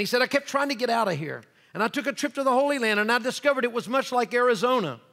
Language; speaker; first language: English; native; English